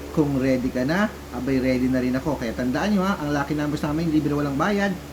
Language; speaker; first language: Filipino; native; Filipino